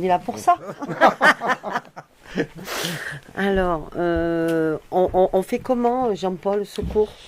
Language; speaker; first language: French; native; French